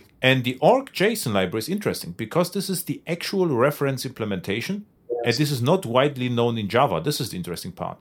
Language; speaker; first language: English; non-native, fluent; German